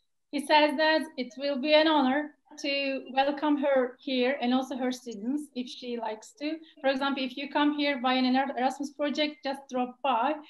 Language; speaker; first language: English; non-native, fluent; Turkish